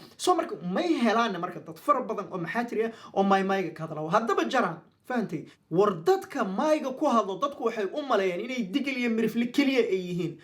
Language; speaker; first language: Somali; non-native, local second language; Maay